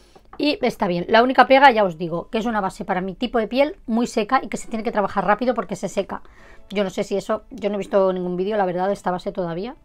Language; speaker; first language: Spanish; native; Spanish